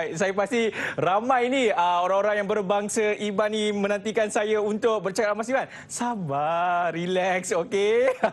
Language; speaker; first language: Malay; native; Malay